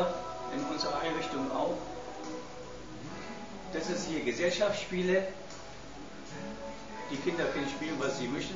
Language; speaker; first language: German; non-native, learner; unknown